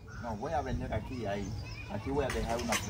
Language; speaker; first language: Spanish; native; Spanish